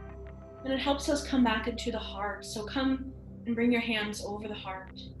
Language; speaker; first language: English; native; English